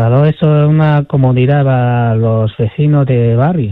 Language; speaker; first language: Spanish; non-native, fluent; Chinese